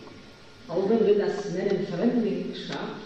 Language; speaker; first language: German; non-native, fluent; Polish